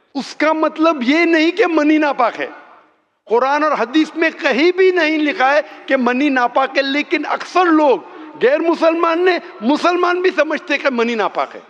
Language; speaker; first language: Urdu; non-native, local second language; Konkani